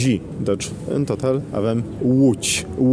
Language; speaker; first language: Romanian; non-native, fluent; Polish